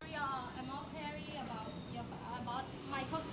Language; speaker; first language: English; non-native, learner; Khmer